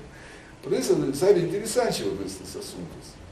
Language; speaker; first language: Portuguese; non-native, learner; Russian